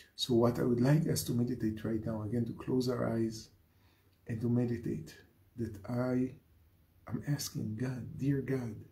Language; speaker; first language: English; non-native, fluent; Hebrew